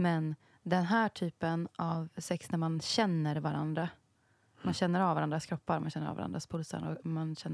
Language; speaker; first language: Swedish; native; Swedish